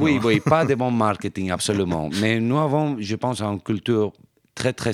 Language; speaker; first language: French; non-native, fluent; Spanish